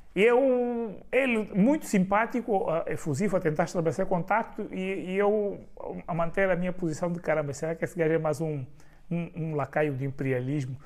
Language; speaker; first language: Portuguese; native; Portuguese